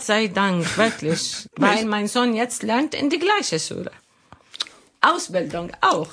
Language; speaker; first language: German; non-native, learner; Arabic